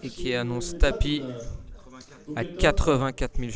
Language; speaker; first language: French; native; French